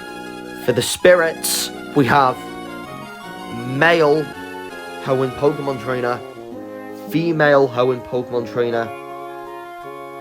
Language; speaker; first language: English; native; English